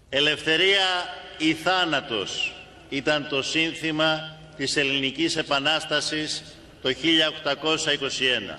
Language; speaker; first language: Greek; native; Greek